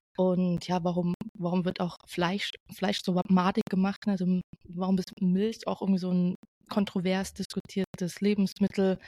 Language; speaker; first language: German; native; German